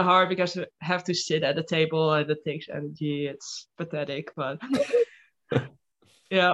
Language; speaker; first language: English; non-native, fluent; Dutch